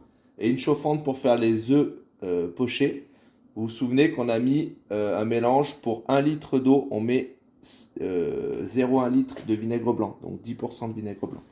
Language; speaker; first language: French; native; French